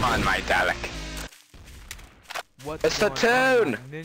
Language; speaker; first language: English; native; English